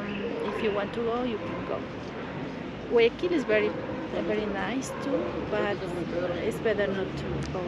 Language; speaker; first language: English; non-native, learner; Spanish